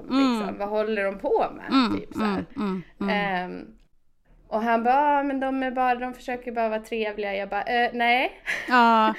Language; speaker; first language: Swedish; native; Swedish